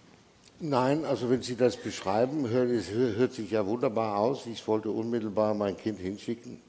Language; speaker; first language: German; non-native, fluent; Danish